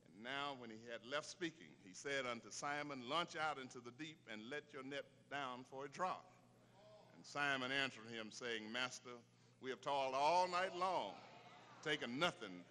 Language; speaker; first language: English; native; English